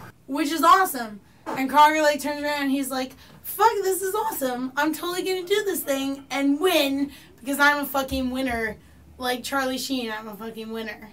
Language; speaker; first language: English; native; English